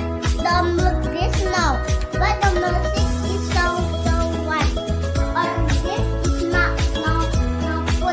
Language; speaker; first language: English; non-native, learner; Indonesian